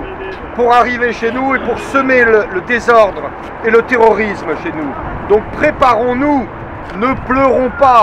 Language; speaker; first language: French; native; French